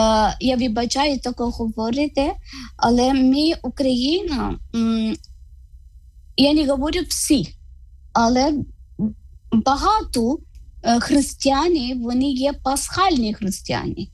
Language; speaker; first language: Ukrainian; non-native, learner; Malayalam